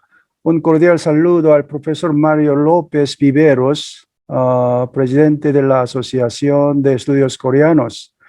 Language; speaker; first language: Spanish; non-native, fluent; Korean